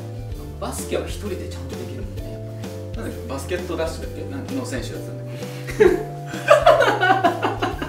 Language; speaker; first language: Japanese; native; Japanese